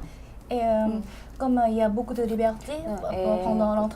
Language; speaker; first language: French; non-native, fluent; Korean